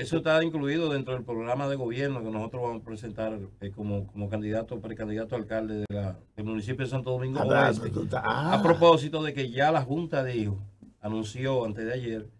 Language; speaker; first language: Spanish; native; Spanish